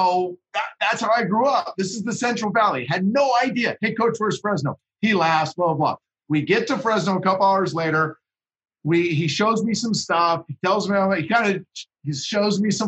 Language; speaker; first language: English; native; English